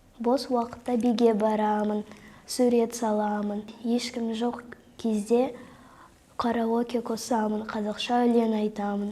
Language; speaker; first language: Kazakh; non-native, local second language; Russian